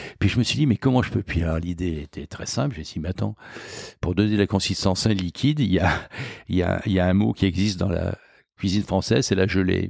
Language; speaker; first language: French; native; French